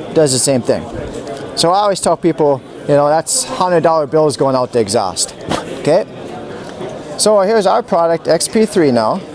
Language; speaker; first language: English; native; English